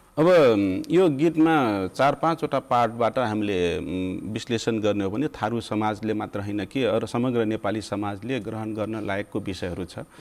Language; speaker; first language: Nepali; non-native, local second language; Rana Tharu